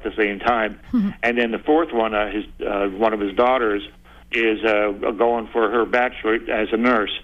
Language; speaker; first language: English; native; English